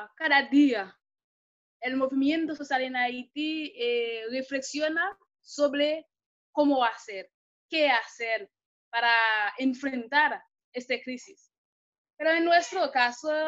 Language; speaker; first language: Spanish; non-native, fluent; Haitian Creole